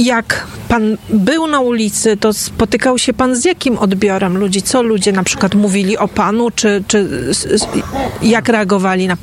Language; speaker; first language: Polish; native; Polish